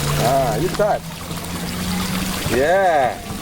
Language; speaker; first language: English; non-native, learner; Indonesian